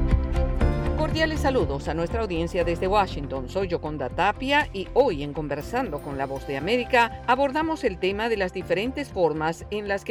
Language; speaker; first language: Spanish; native; Spanish